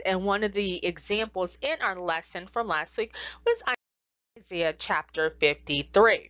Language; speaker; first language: English; native; English